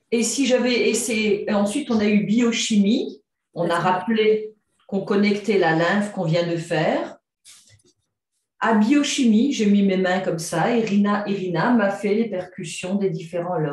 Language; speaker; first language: French; native; French